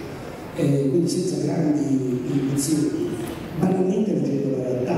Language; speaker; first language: Italian; native; Italian